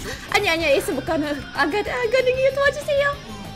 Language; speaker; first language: Korean; early bilingual, heritage; Korean